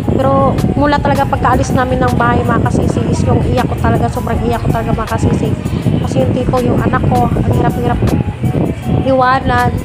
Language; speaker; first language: Filipino; non-native, local second language; Cebuano